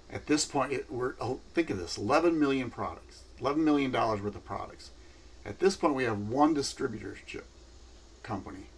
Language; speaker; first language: English; native; English